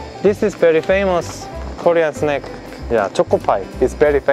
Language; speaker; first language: English; non-native, learner; Korean